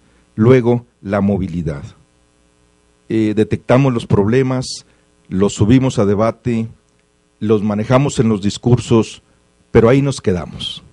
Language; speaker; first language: Spanish; native; Spanish